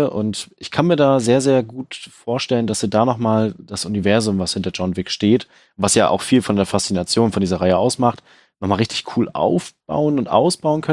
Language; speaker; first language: German; native; German